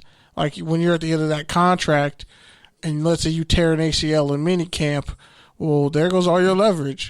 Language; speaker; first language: English; native; English